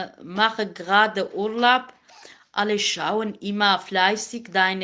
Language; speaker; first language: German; non-native, learner; Kurdish